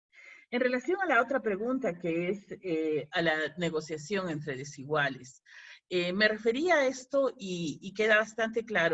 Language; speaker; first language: Spanish; native; Spanish